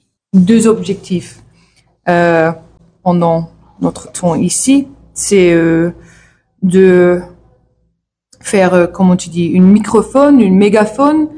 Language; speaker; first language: French; non-native, learner; English